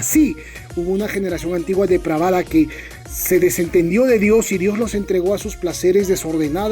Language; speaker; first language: Spanish; native; Spanish